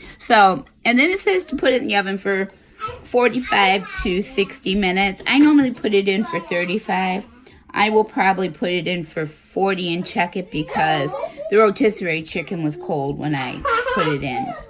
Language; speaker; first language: English; native; English